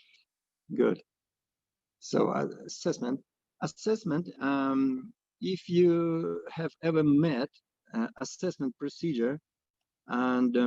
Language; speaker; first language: English; non-native, fluent; Russian